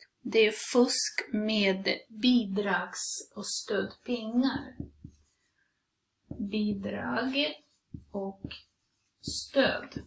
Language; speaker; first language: Swedish; non-native, fluent; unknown